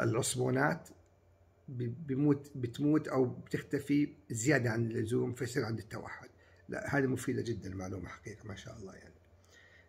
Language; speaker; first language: Arabic; native; Arabic